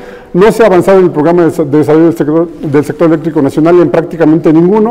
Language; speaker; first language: Spanish; native; Spanish